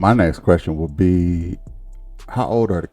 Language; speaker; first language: English; native; English